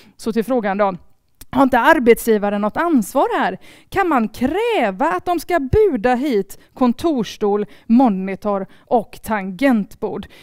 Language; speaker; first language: Swedish; native; Swedish